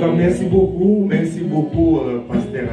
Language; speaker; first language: French; non-native, local second language; Lingala